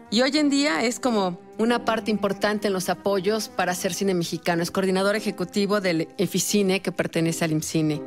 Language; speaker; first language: Spanish; native; Spanish